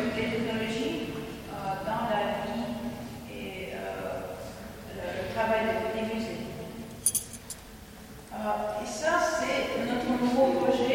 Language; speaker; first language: French; non-native, fluent; Russian